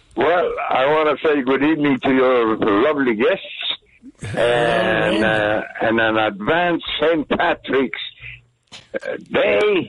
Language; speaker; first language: English; native; English